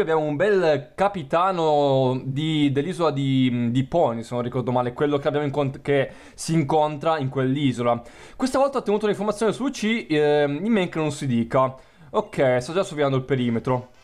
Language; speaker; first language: Italian; native; Italian